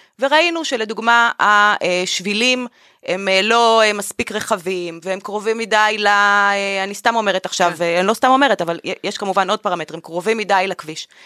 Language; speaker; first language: Hebrew; native; Hebrew